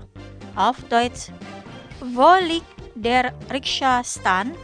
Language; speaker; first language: German; non-native, fluent; Indonesian